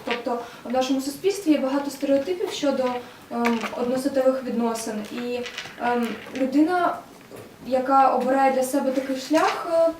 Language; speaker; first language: Ukrainian; non-native, local second language; Russian